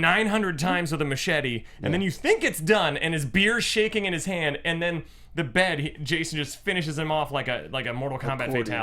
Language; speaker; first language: English; native; English